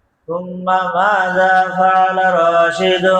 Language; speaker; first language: Arabic; non-native, fluent; Bangla